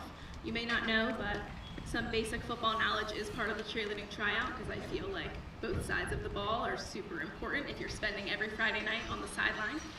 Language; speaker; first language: English; native; English